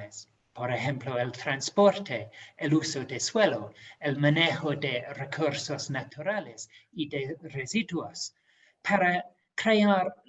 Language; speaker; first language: Spanish; non-native, fluent; English